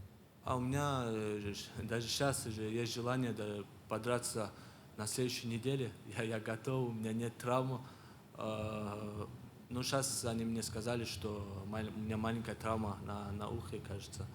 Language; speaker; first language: Russian; non-native, local second language; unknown